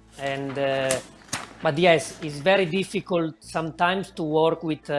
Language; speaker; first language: English; non-native, learner; Italian